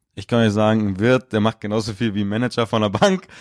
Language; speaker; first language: German; native; German